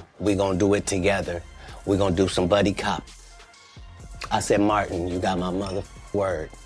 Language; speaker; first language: English; native; English